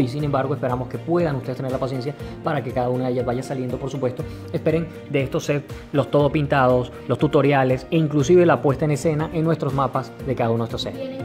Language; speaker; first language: Spanish; native; Spanish